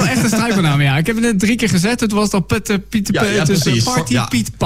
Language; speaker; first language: Dutch; native; Dutch